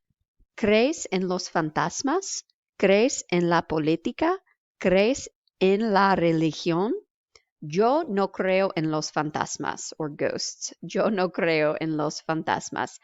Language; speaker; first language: Spanish; non-native, fluent; English